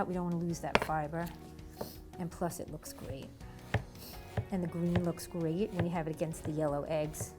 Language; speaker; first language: English; native; English